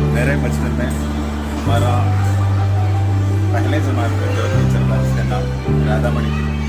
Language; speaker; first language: Hindi; non-native, local second language; Malayalam